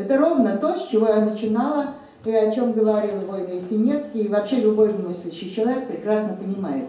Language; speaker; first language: Russian; native; Russian